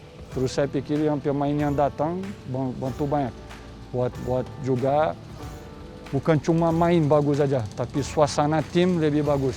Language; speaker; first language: Indonesian; non-native, fluent; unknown